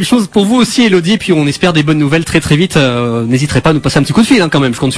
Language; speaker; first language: French; native; French